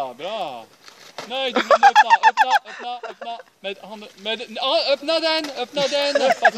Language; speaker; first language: Swedish; non-native, fluent; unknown